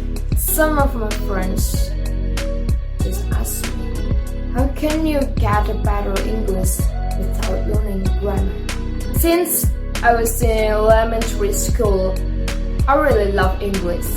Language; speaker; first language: English; non-native, fluent; Indonesian